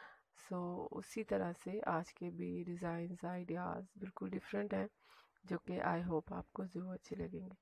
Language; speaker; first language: Hindi; native; Hindi